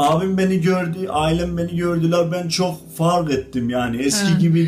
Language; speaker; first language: Turkish; non-native, fluent; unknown